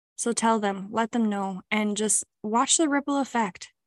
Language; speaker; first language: English; native; English